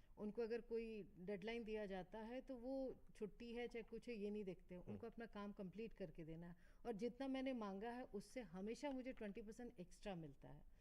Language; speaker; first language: Hindi; native; Hindi